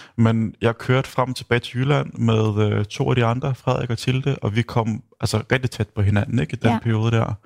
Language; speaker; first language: Danish; early bilingual, other home language; Icelandic